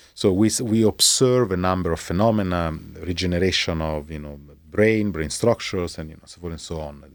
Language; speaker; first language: English; non-native, fluent; Italian